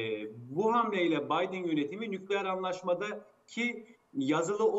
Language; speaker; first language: Turkish; native; Turkish